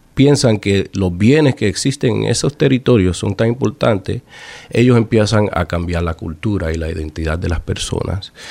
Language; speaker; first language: Spanish; early bilingual, heritage; Spanish